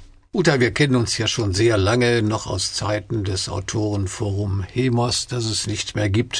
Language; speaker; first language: German; native; German